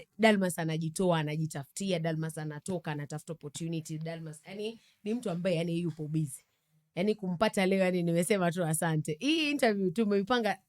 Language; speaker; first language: Swahili; native; Swahili